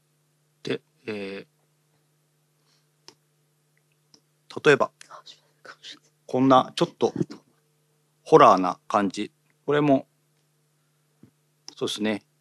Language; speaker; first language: Japanese; native; Japanese